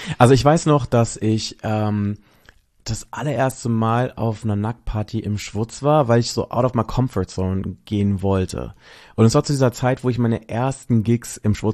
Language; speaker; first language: German; native; German